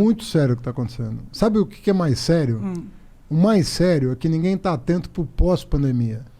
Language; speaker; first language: Portuguese; native; Portuguese